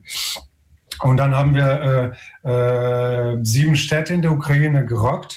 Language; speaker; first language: German; non-native, fluent; Ukrainian